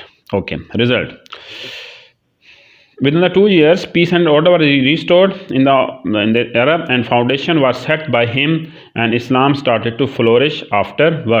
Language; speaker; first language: English; non-native, local second language; Urdu